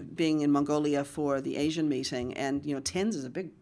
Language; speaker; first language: English; native; English